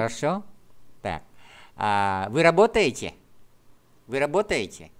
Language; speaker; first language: Russian; non-native, fluent; Vietnamese